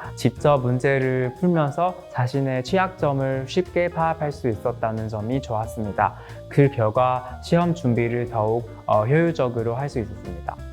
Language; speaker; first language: Korean; non-native, fluent; Chinese